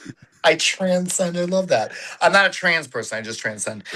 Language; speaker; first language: English; native; English